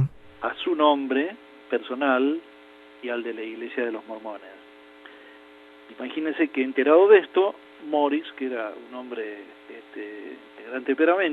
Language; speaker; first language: Spanish; native; Spanish